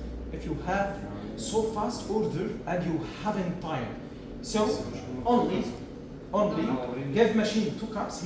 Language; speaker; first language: English; non-native, learner; Arabic